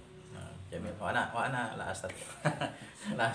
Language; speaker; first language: Arabic; non-native, learner; Indonesian